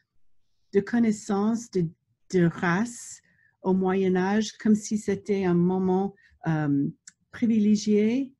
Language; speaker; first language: French; non-native, fluent; English